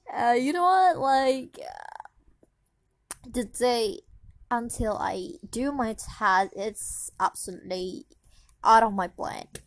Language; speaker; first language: English; non-native, learner; Indonesian